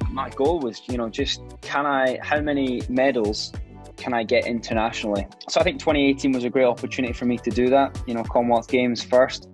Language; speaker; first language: English; native; English